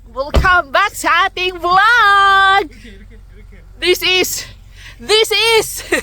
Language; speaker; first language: Filipino; non-native, local second language; Cebuano